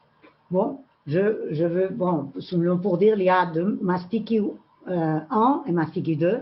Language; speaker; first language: French; non-native, learner; Spanish